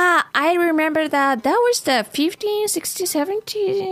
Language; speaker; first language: English; non-native, fluent; Japanese